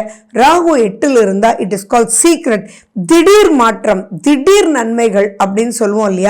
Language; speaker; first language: Tamil; native; Tamil